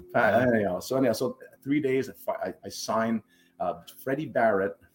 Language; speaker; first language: English; non-native, fluent; German